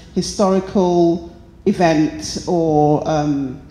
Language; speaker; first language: English; native; English